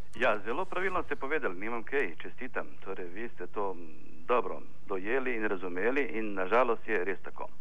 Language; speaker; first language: Slovenian; non-native, fluent; Ukrainian